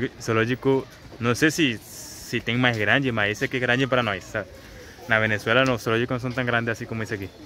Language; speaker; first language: Portuguese; non-native, learner; Spanish